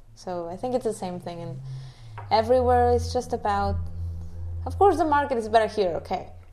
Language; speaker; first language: English; non-native, fluent; Spanish